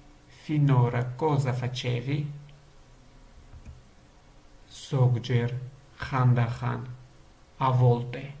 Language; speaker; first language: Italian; non-native, learner; Georgian